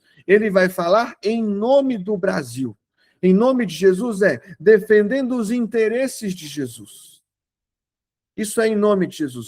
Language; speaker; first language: Portuguese; native; Portuguese